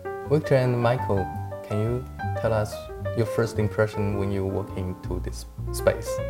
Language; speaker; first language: English; non-native, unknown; Chinese